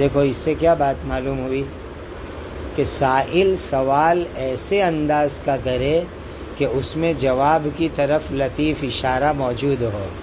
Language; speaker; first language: Urdu; non-native, local second language; Gujarati